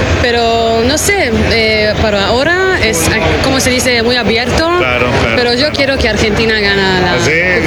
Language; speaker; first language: Spanish; non-native, learner; Hebrew